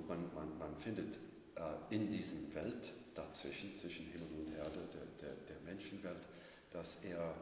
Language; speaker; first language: German; non-native, fluent; English